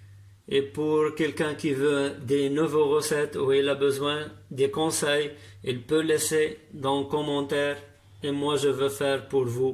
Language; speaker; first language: French; non-native, learner; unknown